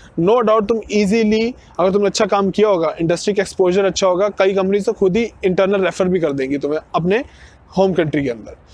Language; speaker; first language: Hindi; non-native, local second language; Punjabi